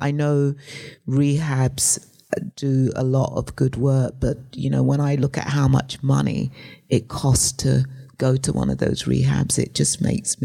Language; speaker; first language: English; native; English